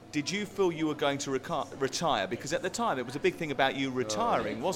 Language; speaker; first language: English; native; English